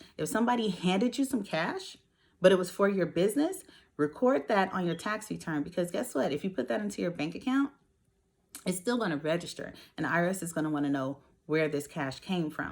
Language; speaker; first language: English; native; English